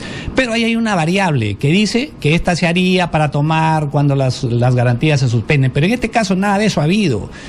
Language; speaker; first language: Spanish; native; Spanish